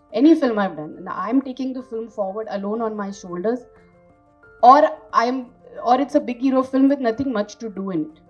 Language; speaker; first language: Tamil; non-native, fluent; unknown